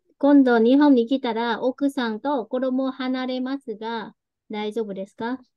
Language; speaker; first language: Japanese; non-native, fluent; Vietnamese